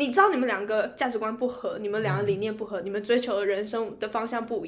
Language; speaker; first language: Chinese; native; Chinese